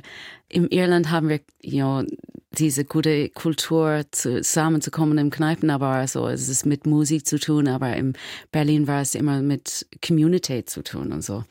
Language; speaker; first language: German; non-native, learner; English